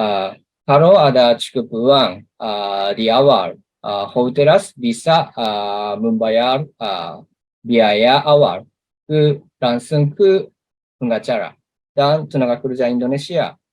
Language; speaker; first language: Indonesian; non-native, learner; Japanese